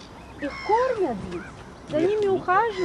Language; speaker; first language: Russian; native; Russian